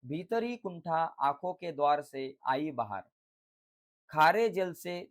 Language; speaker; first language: Hindi; non-native, local second language; Marathi